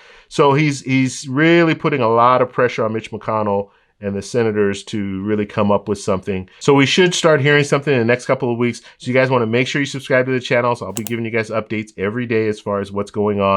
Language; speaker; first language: English; native; English